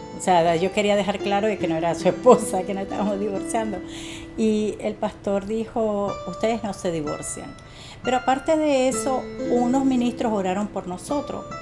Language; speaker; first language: Spanish; native; Spanish